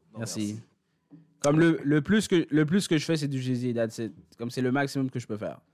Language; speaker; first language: French; early bilingual, other home language; Haitian Creole